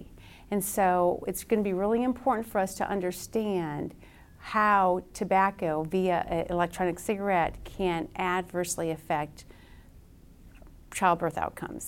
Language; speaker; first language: English; native; English